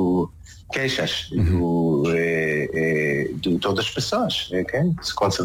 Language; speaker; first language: Portuguese; non-native, learner; Hebrew